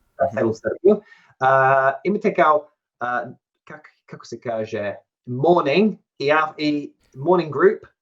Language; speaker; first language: Serbian; non-native, learner; English